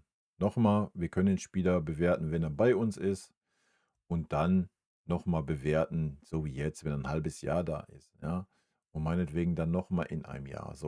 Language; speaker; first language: German; native; German